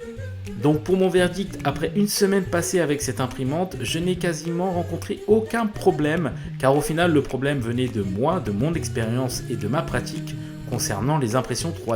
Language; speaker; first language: French; native; French